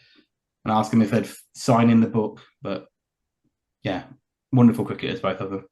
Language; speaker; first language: English; native; English